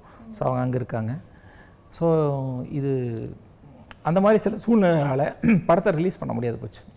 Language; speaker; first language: Tamil; native; Tamil